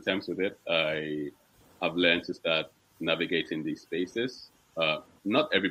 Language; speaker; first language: English; non-native, local second language; Akan